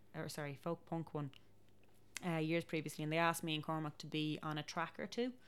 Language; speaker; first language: English; native; English